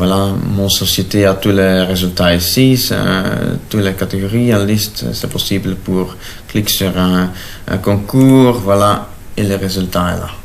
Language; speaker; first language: French; non-native, local second language; Dutch